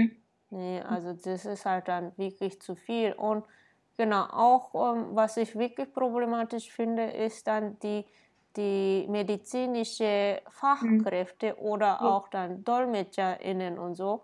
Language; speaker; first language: German; non-native, fluent; Japanese